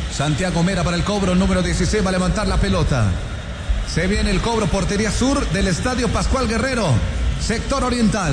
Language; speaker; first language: Spanish; native; Spanish